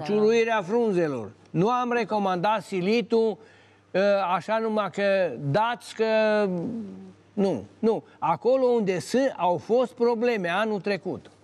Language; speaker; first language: Romanian; native; Romanian